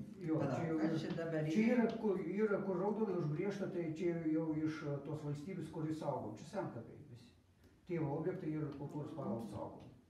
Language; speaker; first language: Lithuanian; native; Lithuanian